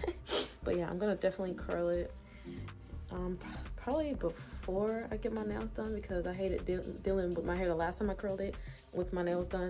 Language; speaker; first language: English; native; English